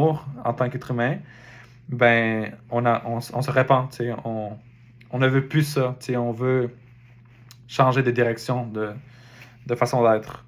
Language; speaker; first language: French; native; French